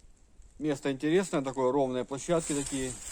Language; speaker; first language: Russian; native; Russian